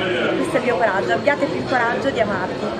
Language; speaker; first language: Italian; native; Italian